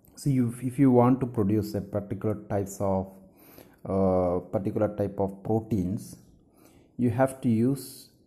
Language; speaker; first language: English; non-native, local second language; Malayalam